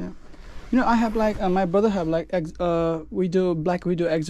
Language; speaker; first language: English; non-native, learner; Nepali